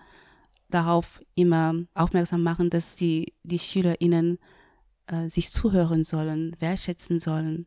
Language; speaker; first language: German; non-native, fluent; French